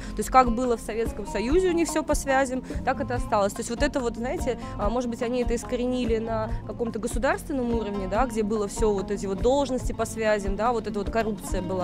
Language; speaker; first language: Russian; native; Russian